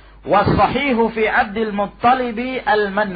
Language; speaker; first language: Arabic; non-native, fluent; Indonesian